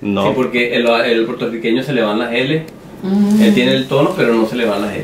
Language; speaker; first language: Spanish; native; Spanish